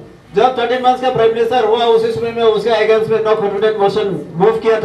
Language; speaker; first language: Hindi; non-native, local second language; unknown